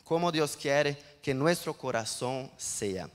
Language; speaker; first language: Spanish; non-native, learner; Portuguese